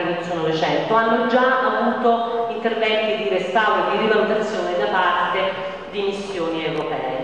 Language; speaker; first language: Italian; native; Italian